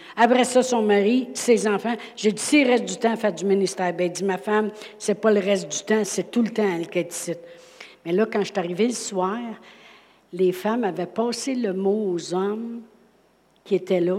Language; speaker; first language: French; native; French